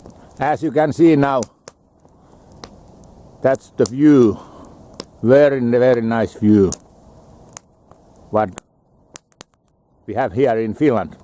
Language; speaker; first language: English; non-native, learner; Finnish